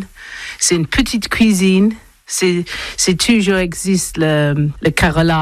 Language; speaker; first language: French; non-native, learner; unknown